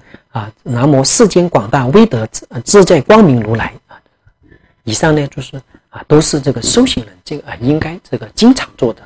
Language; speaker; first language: Chinese; non-native, local second language; Tibetan